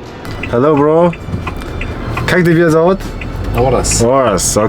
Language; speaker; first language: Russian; non-native, learner; Mongolian